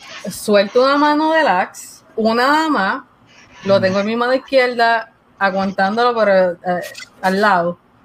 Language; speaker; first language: Spanish; native; Spanish